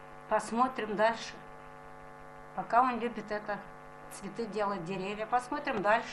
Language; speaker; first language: Russian; non-native, local second language; Gagauz